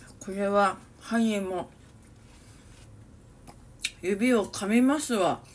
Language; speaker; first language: Japanese; native; Japanese